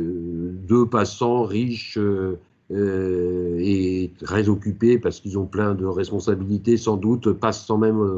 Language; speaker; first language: French; native; French